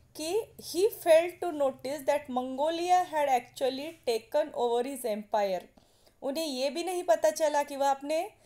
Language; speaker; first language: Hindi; non-native, local second language; Marathi